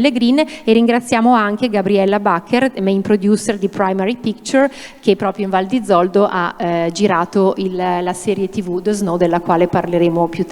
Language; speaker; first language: Italian; native; Italian